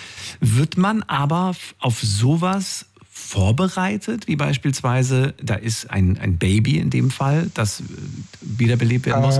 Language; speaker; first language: German; native; German